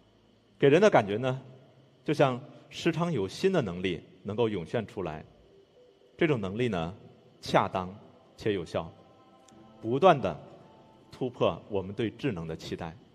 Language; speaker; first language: Chinese; native; Chinese